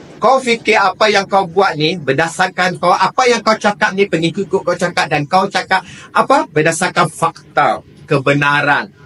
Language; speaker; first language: Malay; native; Malay